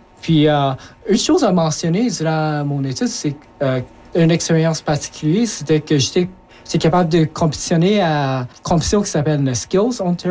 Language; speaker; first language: French; early bilingual, other home language; Japanese